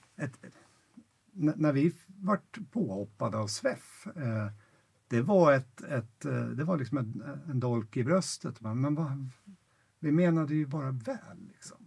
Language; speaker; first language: Swedish; native; Swedish